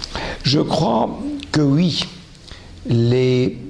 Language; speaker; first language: French; non-native, local second language; German